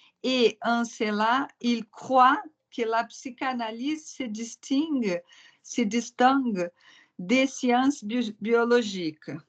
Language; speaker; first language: French; non-native, fluent; Portuguese